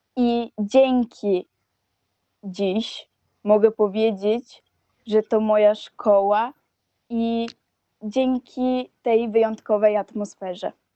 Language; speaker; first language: Polish; non-native, fluent; Italian